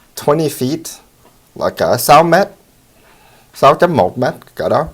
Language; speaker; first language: Vietnamese; early bilingual, heritage; Vietnamese